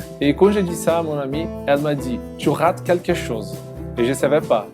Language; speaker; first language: French; non-native, learner; Portuguese